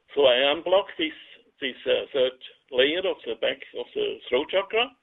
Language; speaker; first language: English; non-native, fluent; Swiss German